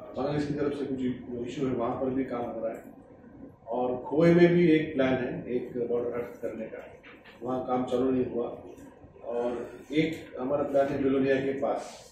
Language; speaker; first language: Hindi; non-native, local second language; Bangla